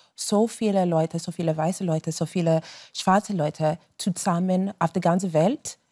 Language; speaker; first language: German; non-native, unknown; English